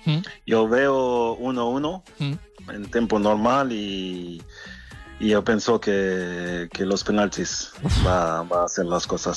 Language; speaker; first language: Spanish; non-native, fluent; French